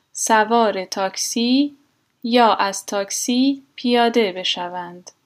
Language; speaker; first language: Persian; non-native, fluent; German